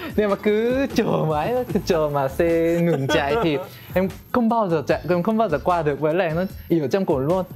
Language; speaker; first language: Vietnamese; non-native, fluent; Korean